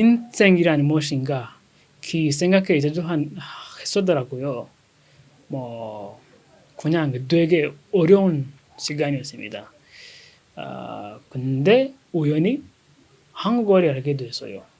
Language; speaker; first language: Korean; non-native, fluent; Kinyarwanda